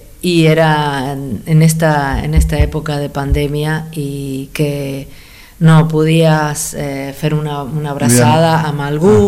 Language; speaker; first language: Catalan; non-native, fluent; Spanish